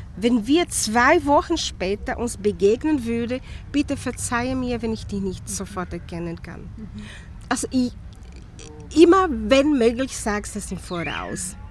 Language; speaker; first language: German; non-native, fluent; Portuguese